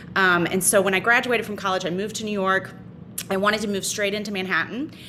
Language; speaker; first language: English; native; English